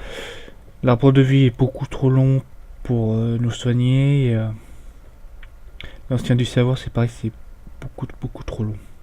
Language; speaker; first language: French; native; French